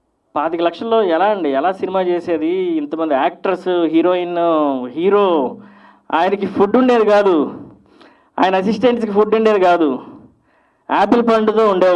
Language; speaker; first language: Telugu; native; Telugu